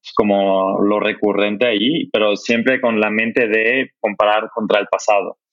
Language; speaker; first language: Spanish; non-native, fluent; German